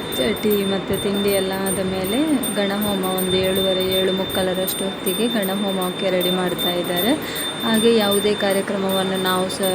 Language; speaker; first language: Kannada; non-native, local second language; Konkani